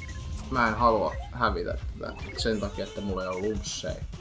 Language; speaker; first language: Finnish; native; Finnish